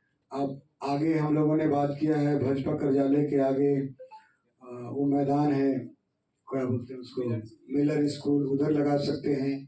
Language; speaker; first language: Hindi; native; Hindi